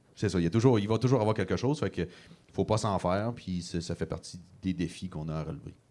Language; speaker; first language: French; native; French